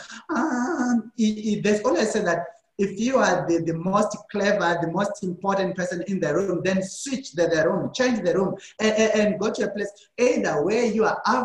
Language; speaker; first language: English; non-native, local second language; Shona